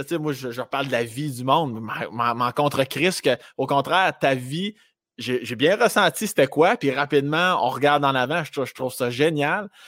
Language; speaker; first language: French; native; French